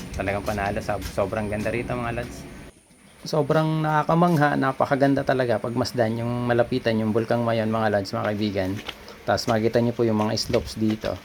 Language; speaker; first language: Filipino; non-native, local second language; Bikol